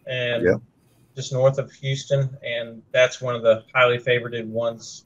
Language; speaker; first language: English; native; English